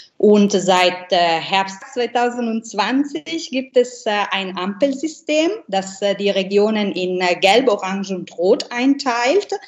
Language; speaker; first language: German; non-native, fluent; Italian